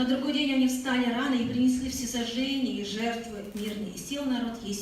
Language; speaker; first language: Russian; native; Russian